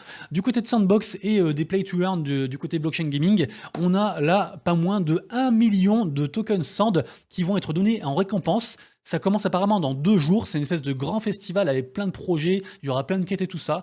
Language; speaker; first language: French; native; French